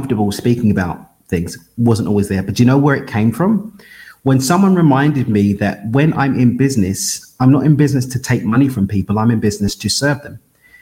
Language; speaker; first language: English; native; English